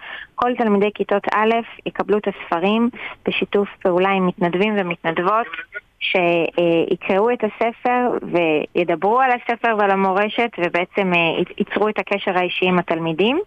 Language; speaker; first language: Hebrew; native; Hebrew